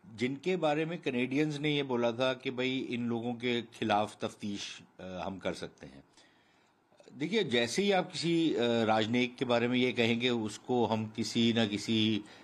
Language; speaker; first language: Hindi; native; Hindi